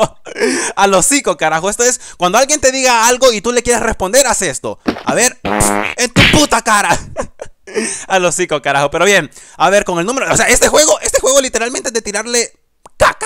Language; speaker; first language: Spanish; native; Spanish